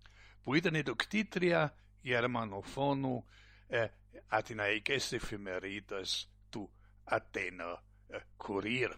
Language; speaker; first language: Greek; non-native, fluent; German